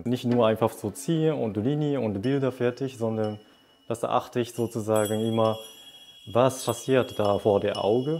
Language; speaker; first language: German; non-native, fluent; Japanese